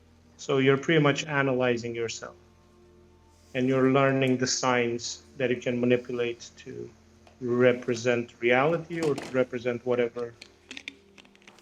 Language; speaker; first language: English; non-native, fluent; Romanian